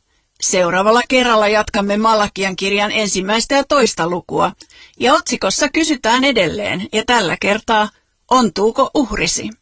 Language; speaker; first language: Finnish; native; Finnish